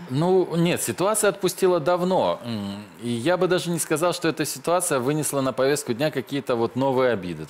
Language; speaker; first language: Russian; native; Russian